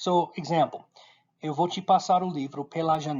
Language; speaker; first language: Portuguese; non-native, fluent; English